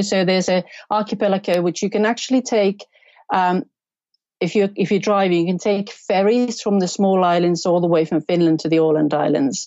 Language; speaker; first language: English; non-native, fluent; Finnish